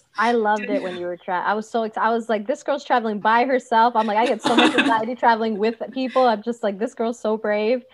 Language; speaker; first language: English; early bilingual, other home language; Urdu